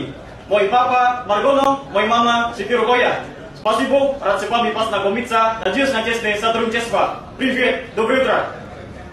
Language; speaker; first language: Russian; non-native, learner; Indonesian